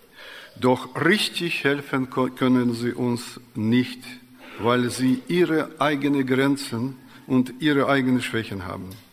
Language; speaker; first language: German; non-native, fluent; Russian